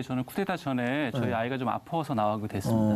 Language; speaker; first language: Korean; native; Korean